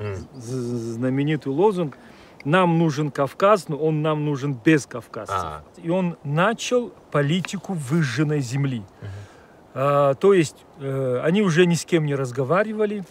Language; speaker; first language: Russian; native; Russian